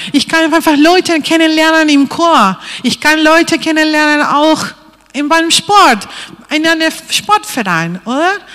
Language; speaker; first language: German; non-native, fluent; Spanish